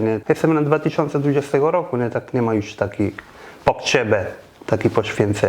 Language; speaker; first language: Polish; non-native, fluent; Italian